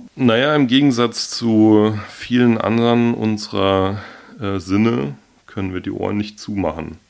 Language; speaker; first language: German; native; German